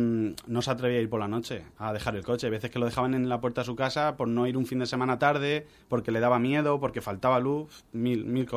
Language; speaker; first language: Spanish; native; Spanish